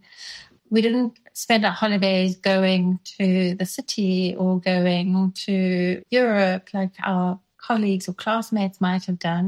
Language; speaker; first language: English; non-native, local second language; Dutch